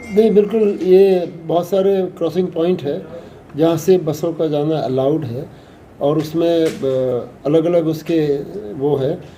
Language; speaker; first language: Hindi; native; Hindi